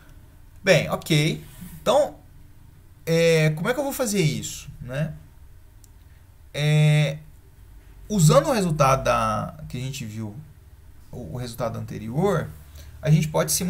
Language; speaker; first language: Portuguese; native; Portuguese